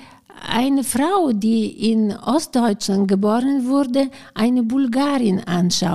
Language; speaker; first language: German; non-native, fluent; Bulgarian